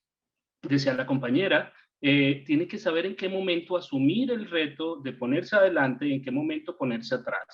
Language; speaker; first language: Spanish; native; Spanish